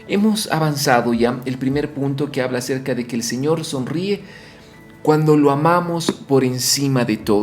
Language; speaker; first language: Spanish; native; Spanish